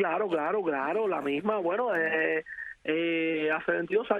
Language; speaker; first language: Spanish; native; Spanish